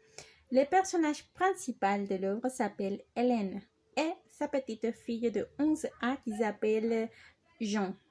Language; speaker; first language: French; non-native, learner; Spanish